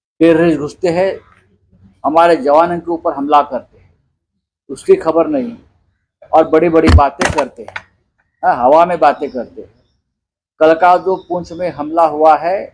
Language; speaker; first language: Hindi; non-native, local second language; Marathi